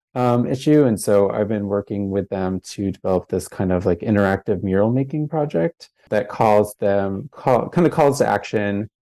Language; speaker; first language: English; native; English